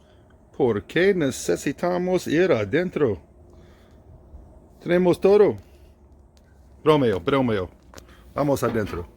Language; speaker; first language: Spanish; non-native, fluent; English